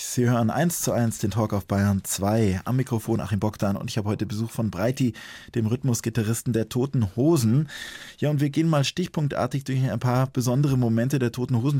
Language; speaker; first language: German; native; German